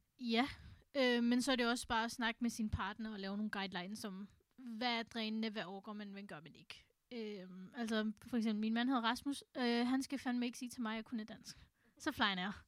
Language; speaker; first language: Danish; early bilingual, other home language; Urdu